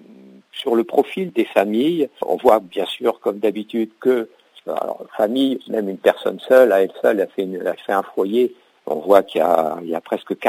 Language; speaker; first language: French; native; French